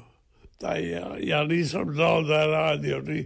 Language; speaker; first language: Serbian; native; Serbian